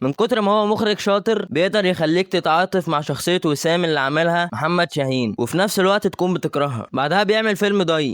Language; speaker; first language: Arabic; native; Arabic